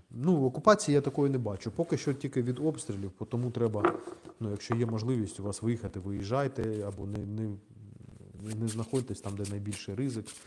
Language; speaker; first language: Ukrainian; non-native, local second language; Russian